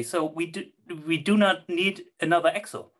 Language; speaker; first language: English; non-native, fluent; German